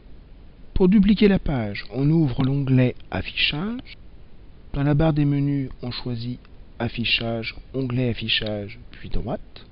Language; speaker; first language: French; native; French